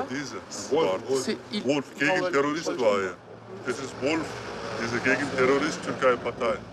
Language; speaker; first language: German; non-native, learner; Turkish